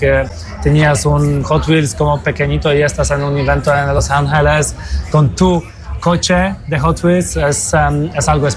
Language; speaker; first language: Spanish; non-native, learner; Polish